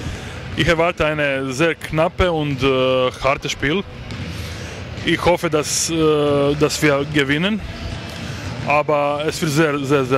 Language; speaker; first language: German; non-native, learner; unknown